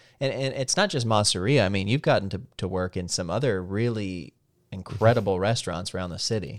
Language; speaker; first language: English; native; English